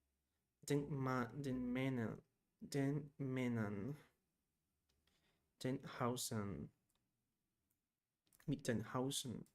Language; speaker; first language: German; non-native, learner; Spanish